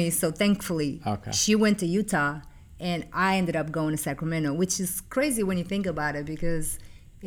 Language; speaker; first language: English; non-native, fluent; Portuguese